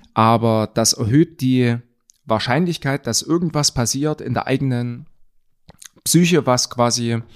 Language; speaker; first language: German; native; German